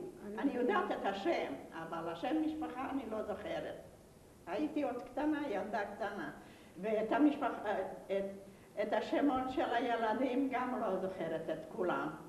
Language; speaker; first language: Hebrew; non-native, fluent; Yiddish